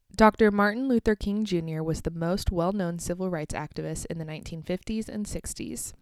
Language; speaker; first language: English; native; English